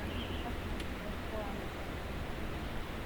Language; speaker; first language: French; non-native, learner; Spanish